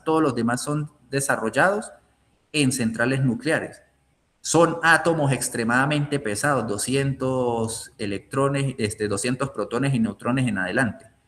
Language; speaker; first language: Spanish; native; Spanish